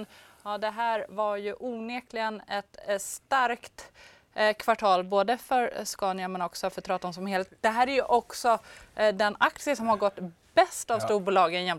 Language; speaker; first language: Swedish; native; Swedish